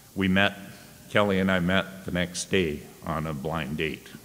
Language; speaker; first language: English; native; English